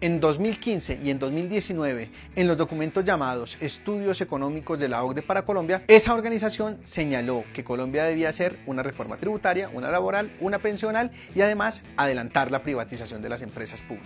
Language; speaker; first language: Spanish; native; Spanish